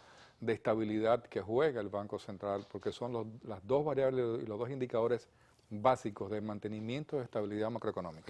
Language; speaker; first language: Spanish; native; Spanish